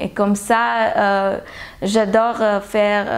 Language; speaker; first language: French; non-native, learner; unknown